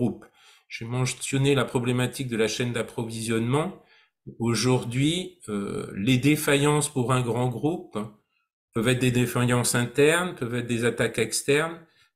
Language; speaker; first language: French; native; French